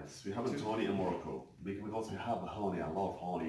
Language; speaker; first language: English; non-native, learner; Arabic